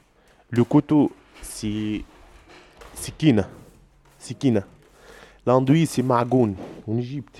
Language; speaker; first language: French; non-native, learner; Arabic